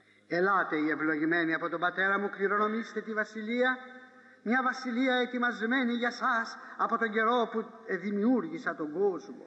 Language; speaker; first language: Greek; native; Greek